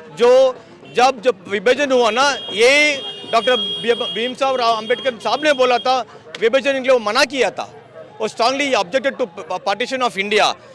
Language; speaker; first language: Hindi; non-native, local second language; Kannada